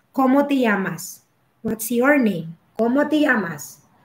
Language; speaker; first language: Spanish; non-native, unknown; Filipino